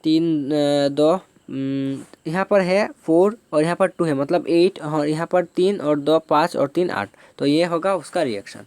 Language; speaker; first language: Hindi; non-native, local second language; Bangla